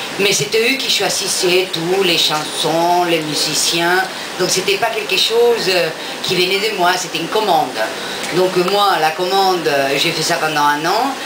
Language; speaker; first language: French; non-native, fluent; Spanish